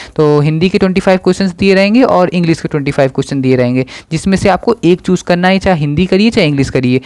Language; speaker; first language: Hindi; native; Hindi